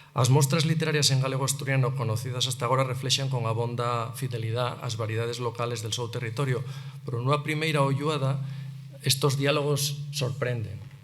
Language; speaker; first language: Galician; native; Galician